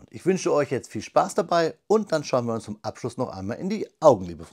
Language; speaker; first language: German; native; German